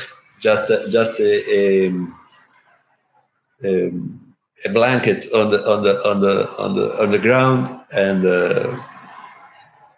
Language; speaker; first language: English; non-native, learner; Italian